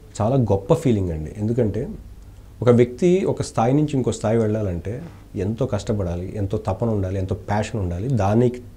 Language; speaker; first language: Telugu; native; Telugu